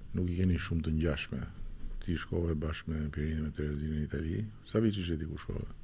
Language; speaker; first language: Albanian; native; Albanian